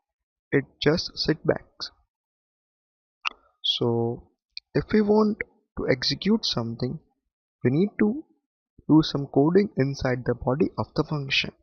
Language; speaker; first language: English; non-native, local second language; Gujarati